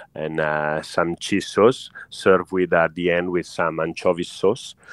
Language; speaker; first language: English; non-native, fluent; Italian